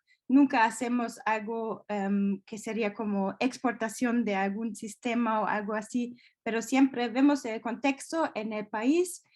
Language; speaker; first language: Spanish; non-native, fluent; German